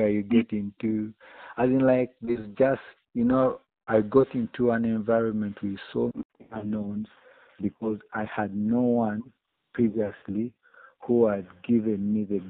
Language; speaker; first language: English; non-native, local second language; Ganda